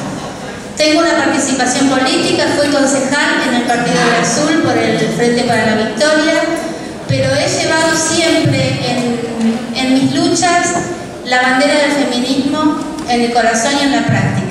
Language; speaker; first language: Spanish; native; Spanish